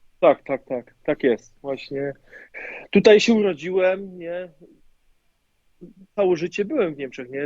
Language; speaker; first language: Polish; early bilingual, heritage; German